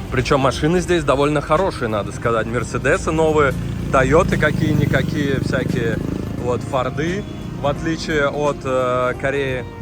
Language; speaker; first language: Russian; native; Russian